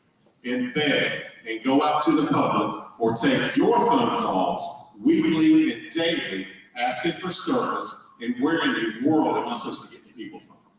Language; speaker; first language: English; native; English